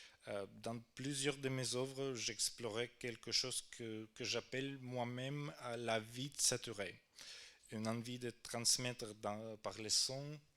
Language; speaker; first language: French; non-native, fluent; Ukrainian